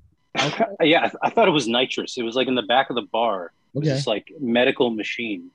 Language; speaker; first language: English; native; English